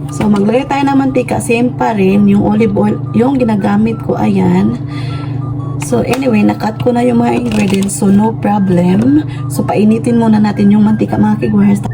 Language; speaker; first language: Filipino; non-native, local second language; Cebuano